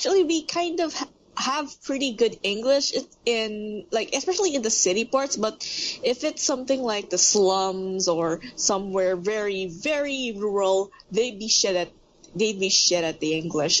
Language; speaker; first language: English; non-native, local second language; Filipino